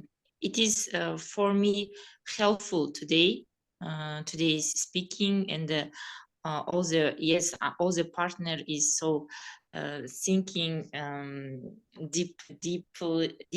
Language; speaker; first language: English; non-native, learner; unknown